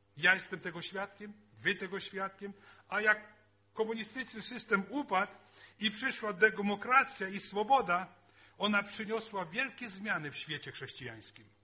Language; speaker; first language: Polish; native; Polish